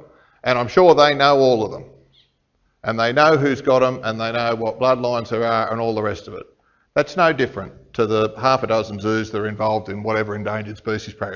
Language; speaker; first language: English; native; English